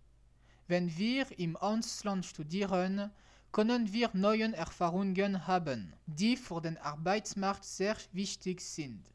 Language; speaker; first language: German; non-native, learner; French